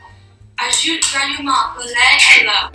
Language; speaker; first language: French; non-native, learner; English